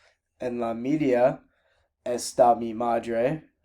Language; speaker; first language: Spanish; non-native, learner; English